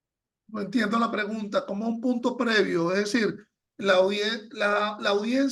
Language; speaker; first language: Spanish; native; Spanish